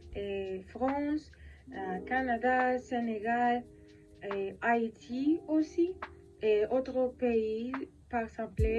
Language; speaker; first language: French; non-native, learner; Spanish